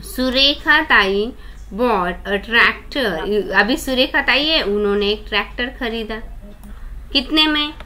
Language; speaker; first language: Hindi; non-native, local second language; Marathi